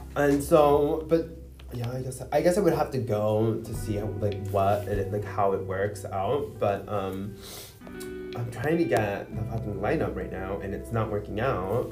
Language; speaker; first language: English; early bilingual, other home language; Spanish